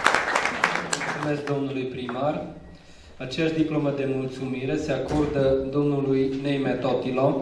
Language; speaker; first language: Romanian; native; Romanian